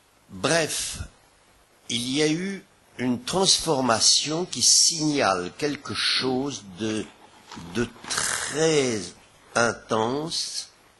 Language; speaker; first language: French; native; French